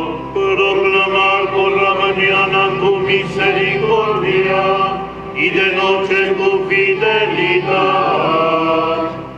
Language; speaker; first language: Spanish; native; Spanish